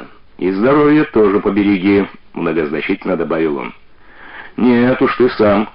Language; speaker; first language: Russian; native; Russian